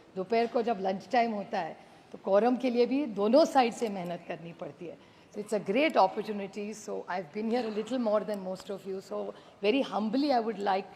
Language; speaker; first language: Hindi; non-native, local second language; Marathi